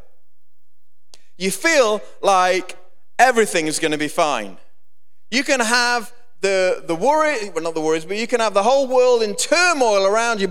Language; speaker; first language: English; native; English